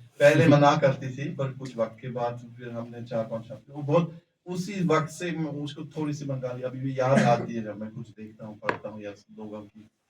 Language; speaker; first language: Hindi; non-native, fluent; German